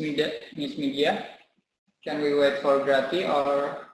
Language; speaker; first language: English; non-native, learner; Indonesian